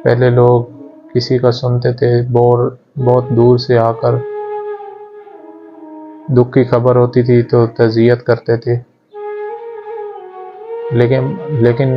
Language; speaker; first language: Urdu; native; Urdu